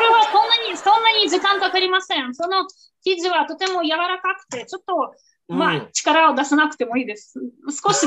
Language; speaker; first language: Japanese; non-native, fluent; Russian